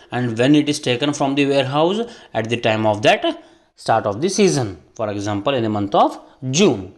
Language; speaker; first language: English; non-native, local second language; Kannada